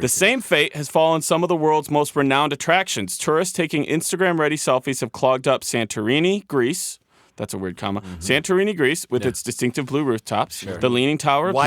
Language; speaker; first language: English; native; English